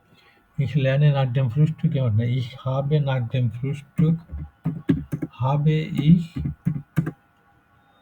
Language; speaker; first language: German; non-native, fluent; Bangla